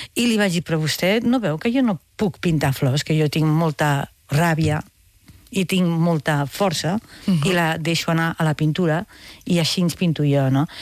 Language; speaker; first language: Catalan; native; Catalan